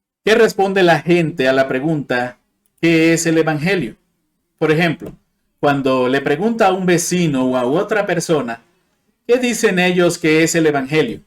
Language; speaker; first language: Spanish; non-native, fluent; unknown